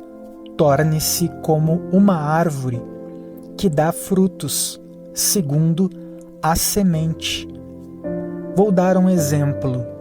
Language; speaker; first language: Portuguese; native; Portuguese